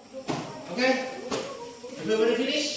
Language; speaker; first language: English; non-native, fluent; Indonesian